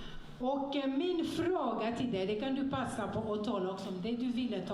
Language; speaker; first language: Swedish; non-native, fluent; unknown